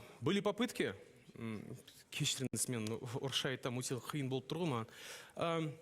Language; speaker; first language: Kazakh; non-native, local second language; Russian